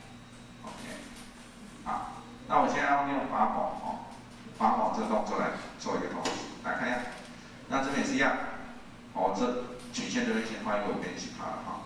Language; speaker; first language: Chinese; native; Chinese